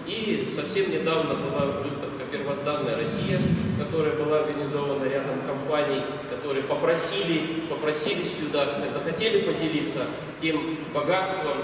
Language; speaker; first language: Russian; native; Russian